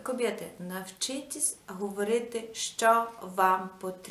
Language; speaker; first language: Polish; non-native, learner; Ukrainian